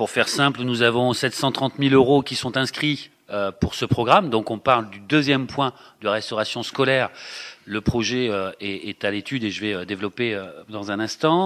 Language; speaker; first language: French; native; French